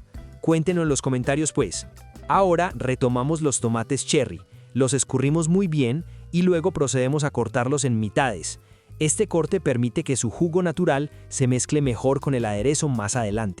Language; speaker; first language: Spanish; native; Spanish